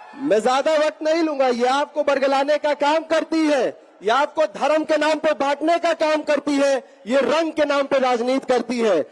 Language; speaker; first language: Hindi; native; Hindi